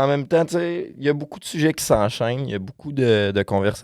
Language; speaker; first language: French; native; French